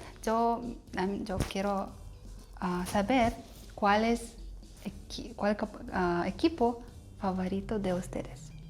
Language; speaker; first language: Spanish; non-native, learner; Russian